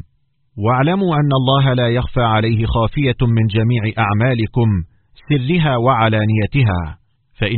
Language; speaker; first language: Arabic; native; Arabic